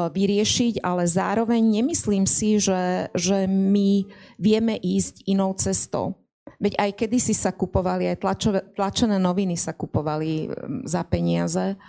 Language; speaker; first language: Slovak; native; Slovak